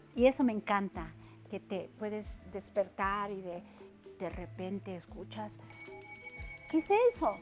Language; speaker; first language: Spanish; early bilingual, heritage; Spanish